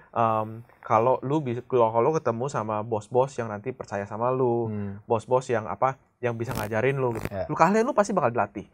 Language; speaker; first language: Indonesian; native; Indonesian